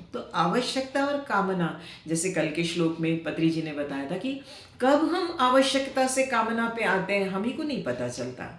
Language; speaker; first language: Hindi; non-native, local second language; Marathi